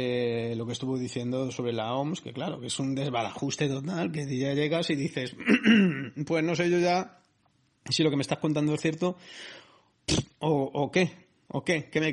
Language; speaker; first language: Spanish; native; Spanish